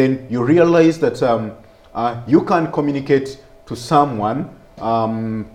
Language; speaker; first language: English; non-native, local second language; Ganda